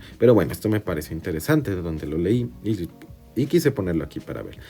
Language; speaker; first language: Spanish; native; Spanish